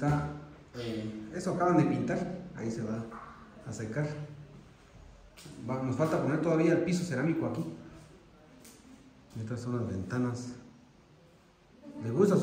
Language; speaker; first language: Spanish; native; Spanish